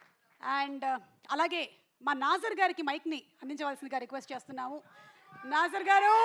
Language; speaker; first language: Telugu; native; Telugu